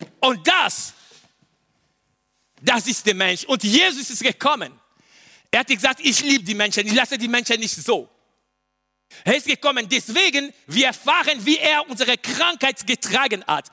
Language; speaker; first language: German; non-native, learner; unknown